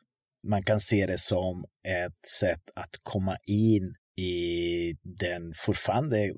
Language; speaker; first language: Swedish; non-native, fluent; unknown